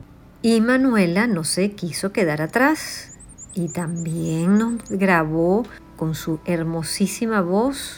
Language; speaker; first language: Spanish; native; Spanish